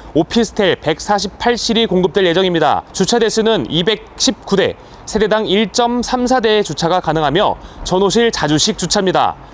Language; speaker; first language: Korean; native; Korean